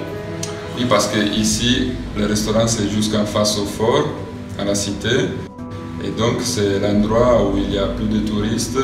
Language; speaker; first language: French; non-native, fluent; Italian